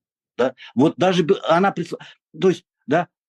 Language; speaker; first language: Russian; native; Russian